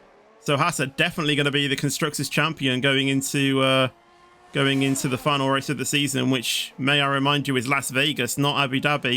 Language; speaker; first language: English; native; English